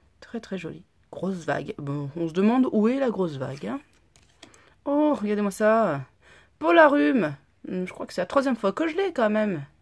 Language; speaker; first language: French; native; French